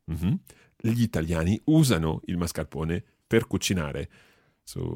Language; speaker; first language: Italian; non-native, fluent; English